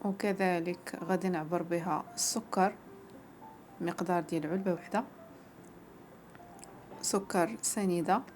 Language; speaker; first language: Arabic; native; Arabic